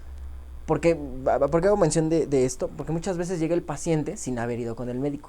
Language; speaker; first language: Spanish; native; Spanish